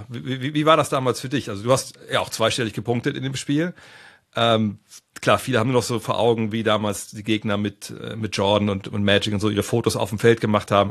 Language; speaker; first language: German; native; German